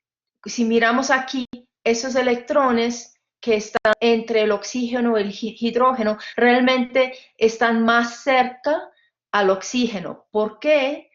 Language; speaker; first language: Spanish; non-native, fluent; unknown